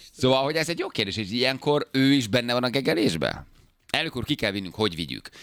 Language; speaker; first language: Hungarian; native; Hungarian